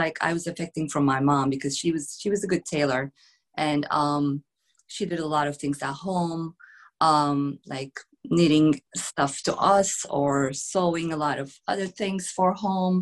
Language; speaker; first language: English; non-native, fluent; Turkish